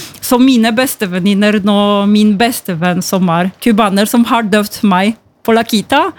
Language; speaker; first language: Norwegian; non-native, fluent; Polish